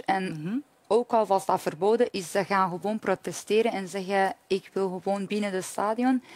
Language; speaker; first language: Dutch; non-native, fluent; Persian